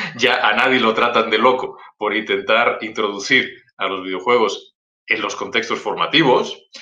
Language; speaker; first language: Spanish; native; Spanish